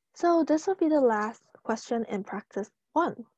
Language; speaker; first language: English; non-native, local second language; Chinese